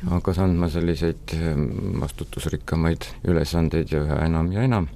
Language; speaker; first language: Estonian; native; Estonian